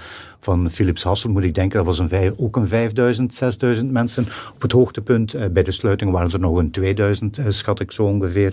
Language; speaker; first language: Dutch; native; Dutch